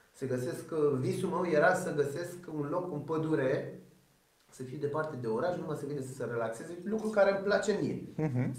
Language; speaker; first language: Romanian; early bilingual, other home language; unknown